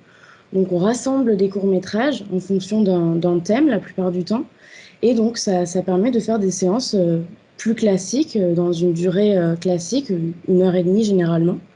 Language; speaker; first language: French; native; French